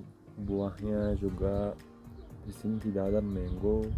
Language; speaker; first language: Indonesian; non-native, learner; Turkish